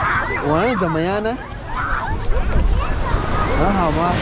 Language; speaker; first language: Chinese; non-native, fluent; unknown